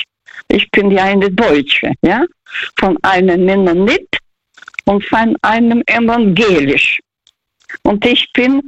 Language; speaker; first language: German; early bilingual, heritage; Russian